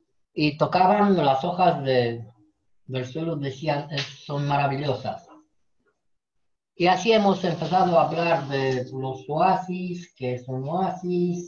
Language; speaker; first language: Spanish; non-native, fluent; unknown